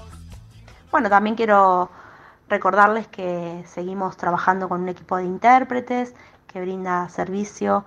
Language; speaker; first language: Spanish; native; Spanish